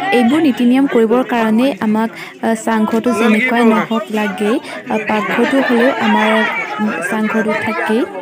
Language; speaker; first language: Assamese; non-native, local second language; Mising